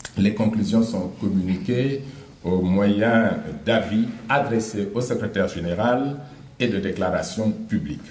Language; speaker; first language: French; non-native, local second language; Wolof